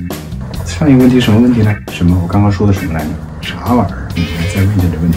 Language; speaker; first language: Chinese; native; Chinese